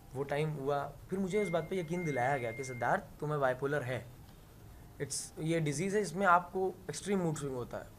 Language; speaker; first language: Hindi; native; Hindi